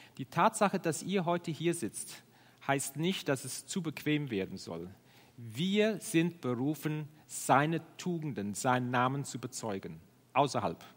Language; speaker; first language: German; non-native, fluent; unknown